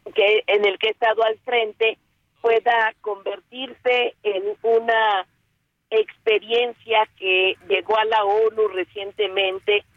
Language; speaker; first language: Spanish; native; Spanish